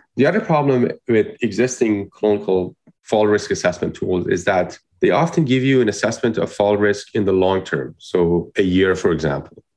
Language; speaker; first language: English; non-native, fluent; Persian